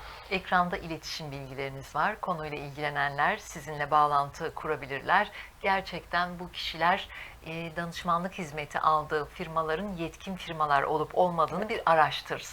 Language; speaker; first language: Turkish; native; Turkish